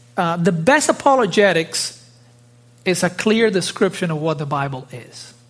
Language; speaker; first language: English; early bilingual, other home language; Spanish